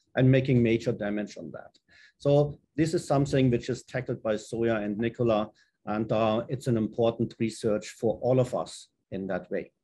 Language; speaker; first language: English; non-native, fluent; German